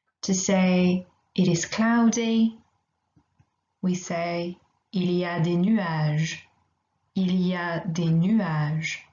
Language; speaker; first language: French; non-native, fluent; English